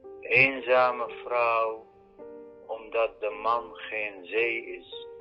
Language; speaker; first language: Dutch; non-native, fluent; Arabic